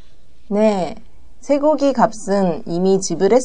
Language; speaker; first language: Korean; non-native, learner; Japanese